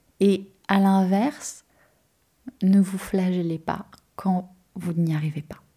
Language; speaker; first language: French; native; French